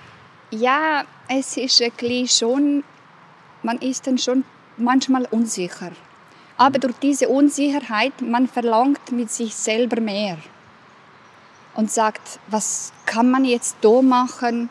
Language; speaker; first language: German; non-native, fluent; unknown